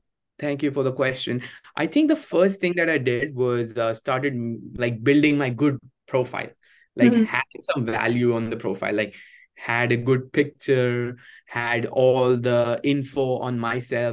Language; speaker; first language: English; non-native, local second language; Hindi